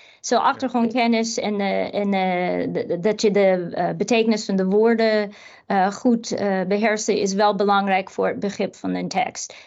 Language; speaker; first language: Dutch; non-native, fluent; English